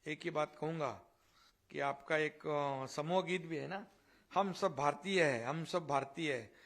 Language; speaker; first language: Hindi; non-native, local second language; Marathi